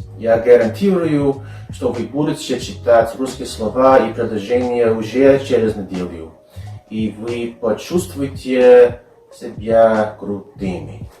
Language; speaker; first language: Russian; non-native, fluent; English